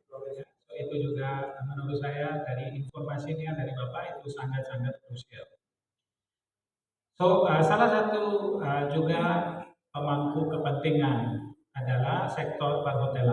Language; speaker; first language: Indonesian; non-native, fluent; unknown